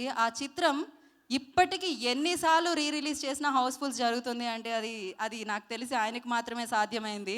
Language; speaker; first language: Telugu; native; Telugu